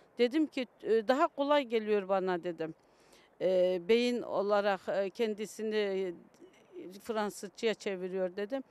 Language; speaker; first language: Turkish; early bilingual, other home language; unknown